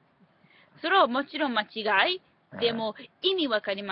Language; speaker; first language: Japanese; non-native, learner; English